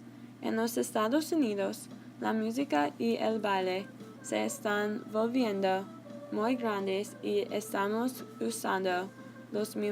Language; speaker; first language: Spanish; non-native, learner; English